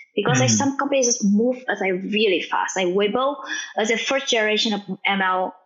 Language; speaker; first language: English; non-native, fluent; Vietnamese